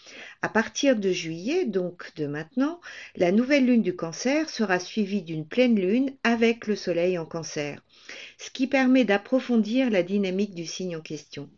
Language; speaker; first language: French; native; French